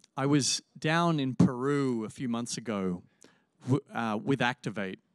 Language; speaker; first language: English; native; English